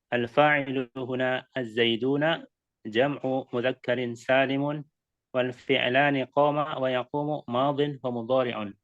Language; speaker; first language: Arabic; non-native, learner; Indonesian